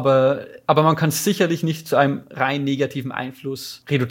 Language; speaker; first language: German; native; German